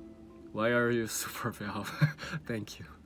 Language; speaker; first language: English; non-native, learner; Korean